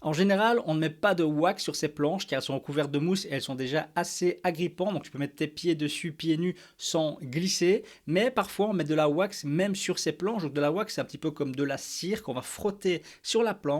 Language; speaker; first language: French; native; French